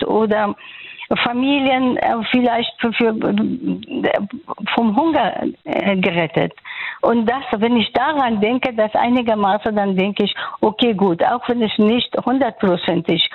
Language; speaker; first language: German; non-native, fluent; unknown